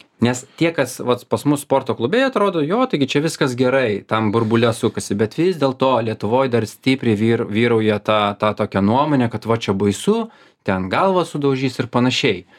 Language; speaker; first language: Lithuanian; non-native, local second language; Russian